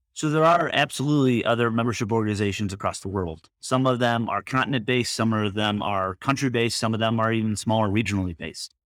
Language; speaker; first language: English; native; English